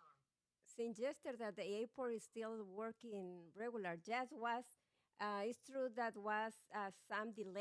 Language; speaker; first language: English; non-native, learner; Spanish